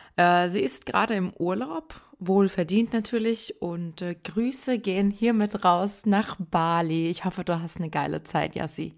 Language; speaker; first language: German; early bilingual, other home language; Persian